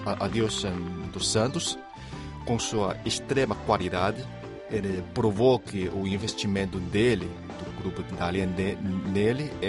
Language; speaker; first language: Portuguese; non-native, fluent; Chinese